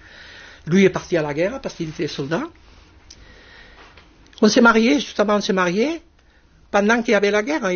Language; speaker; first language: French; non-native, fluent; Spanish